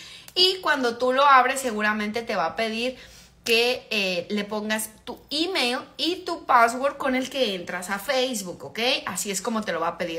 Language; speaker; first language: Spanish; native; Spanish